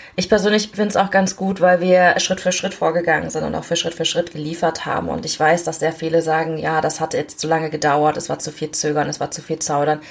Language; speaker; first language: German; early bilingual, other home language; Korean